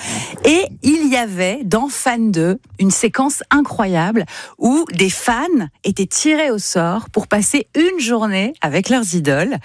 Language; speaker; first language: French; native; French